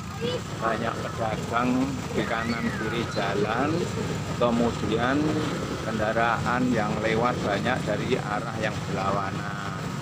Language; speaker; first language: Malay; non-native, local second language; Javanese